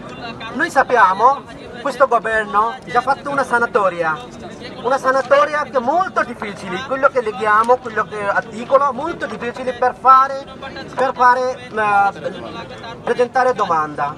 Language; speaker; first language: Italian; non-native, learner; Bangla